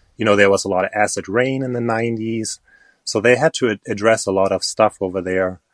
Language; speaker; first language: English; non-native, fluent; German